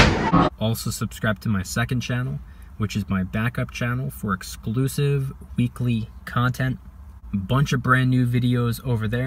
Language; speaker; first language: English; native; English